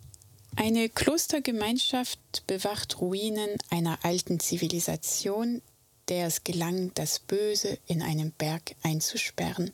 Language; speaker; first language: German; native; German